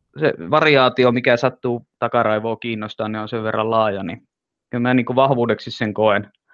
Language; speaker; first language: Finnish; native; Finnish